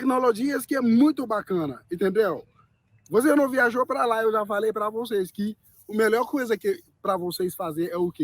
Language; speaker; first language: Portuguese; non-native, learner; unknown